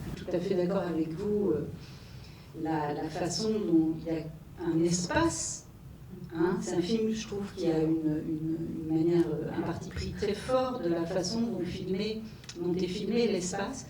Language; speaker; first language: French; native; French